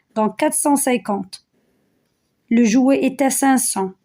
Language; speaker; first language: French; non-native, local second language; Arabic